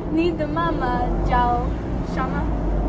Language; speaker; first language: Chinese; non-native, learner; English